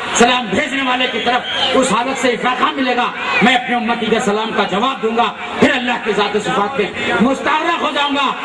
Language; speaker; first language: Urdu; native; Urdu